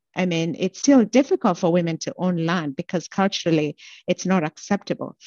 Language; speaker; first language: English; non-native, local second language; Gusii